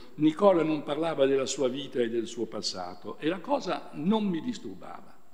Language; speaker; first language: Italian; native; Italian